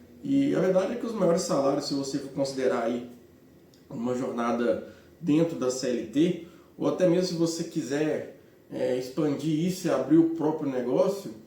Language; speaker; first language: Portuguese; native; Portuguese